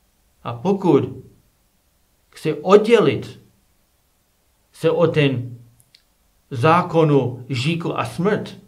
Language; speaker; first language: Czech; non-native, learner; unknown